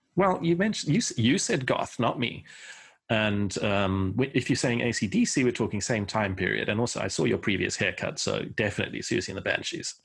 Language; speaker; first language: English; native; English